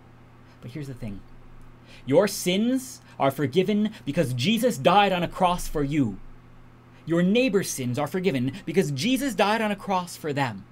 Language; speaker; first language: English; native; English